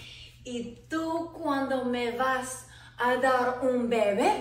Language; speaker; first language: Spanish; non-native, learner; English